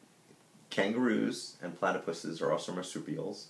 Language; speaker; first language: English; native; English